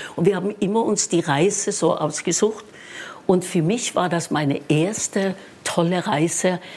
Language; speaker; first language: German; non-native, fluent; Norwegian